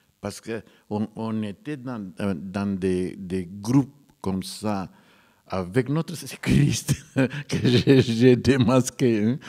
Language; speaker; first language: French; non-native, fluent; Romanian